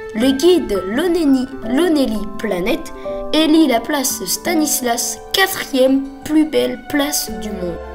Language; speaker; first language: French; native; French